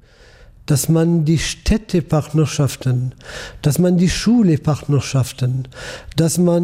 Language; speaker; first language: German; non-native, fluent; French